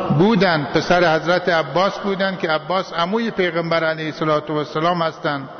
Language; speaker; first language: Persian; native; Persian